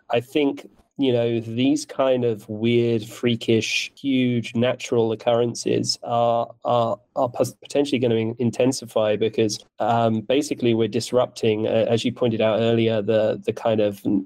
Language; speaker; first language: English; native; English